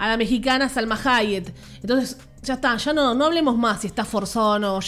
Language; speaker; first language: Spanish; native; Spanish